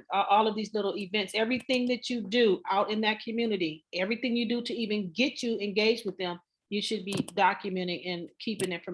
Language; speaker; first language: English; native; English